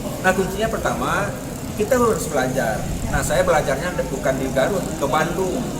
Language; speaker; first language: Indonesian; non-native, local second language; Minangkabau